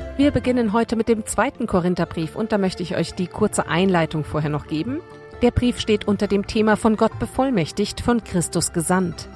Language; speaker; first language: German; native; German